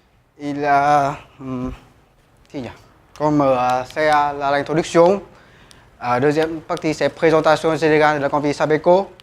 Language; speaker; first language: French; non-native, learner; Vietnamese